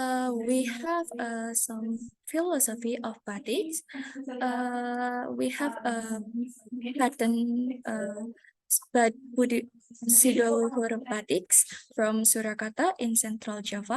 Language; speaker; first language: English; non-native, learner; Indonesian